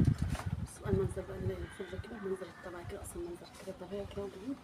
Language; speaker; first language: Arabic; native; Arabic